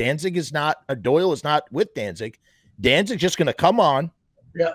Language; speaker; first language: English; native; English